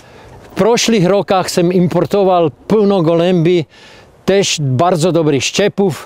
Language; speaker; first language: Polish; non-native, learner; Czech